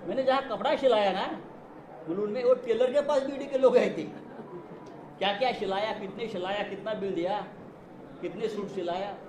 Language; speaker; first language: Hindi; non-native, local second language; Marathi